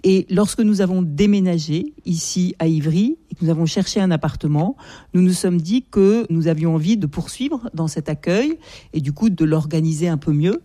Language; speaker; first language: French; native; French